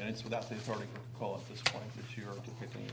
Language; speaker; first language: English; native; English